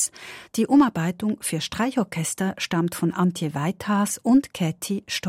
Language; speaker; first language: German; native; German